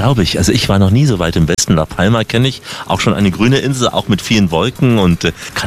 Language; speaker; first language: German; native; German